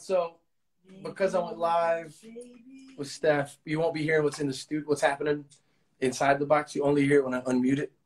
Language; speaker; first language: English; native; English